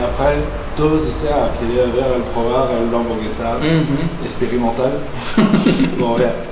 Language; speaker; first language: Spanish; non-native, learner; French